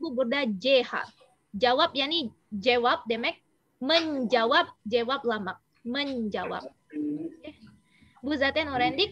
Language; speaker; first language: Turkish; non-native, learner; Indonesian